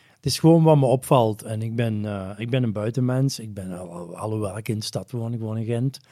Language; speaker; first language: Dutch; native; Dutch